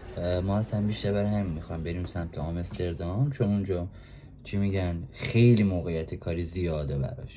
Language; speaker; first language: Persian; native; Persian